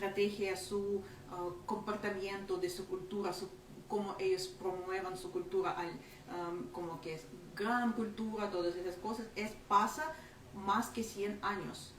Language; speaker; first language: Spanish; non-native, fluent; Ukrainian